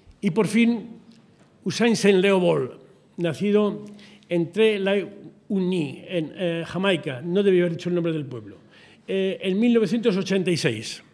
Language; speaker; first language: Spanish; native; Spanish